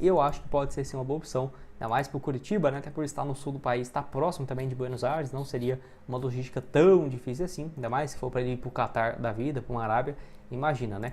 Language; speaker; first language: Portuguese; native; Portuguese